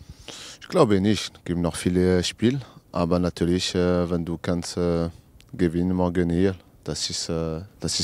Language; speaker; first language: German; non-native, learner; French